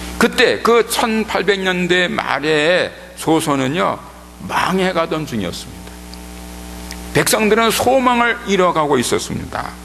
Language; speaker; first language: Korean; native; Korean